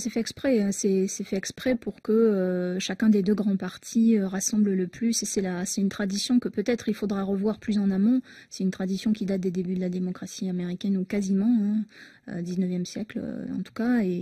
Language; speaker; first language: French; native; French